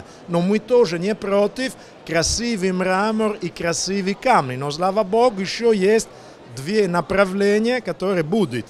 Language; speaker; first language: Russian; non-native, learner; Italian